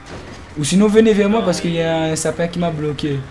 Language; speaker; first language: French; native; French